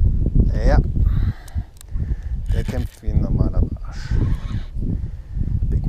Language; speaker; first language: German; native; German